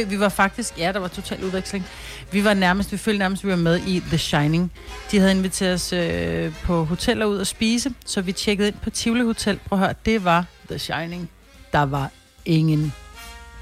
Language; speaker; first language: Danish; native; Danish